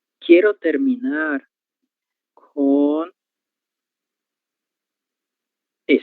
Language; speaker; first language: Spanish; non-native, learner; Portuguese